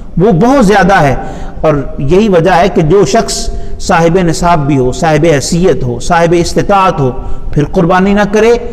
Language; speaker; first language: Urdu; non-native, local second language; Punjabi